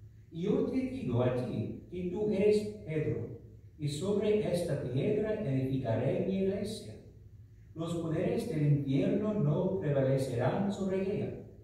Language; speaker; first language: Spanish; non-native, fluent; English